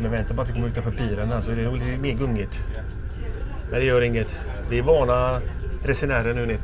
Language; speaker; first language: Swedish; native; Swedish